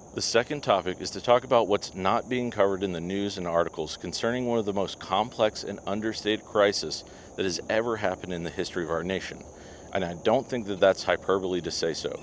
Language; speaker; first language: English; native; English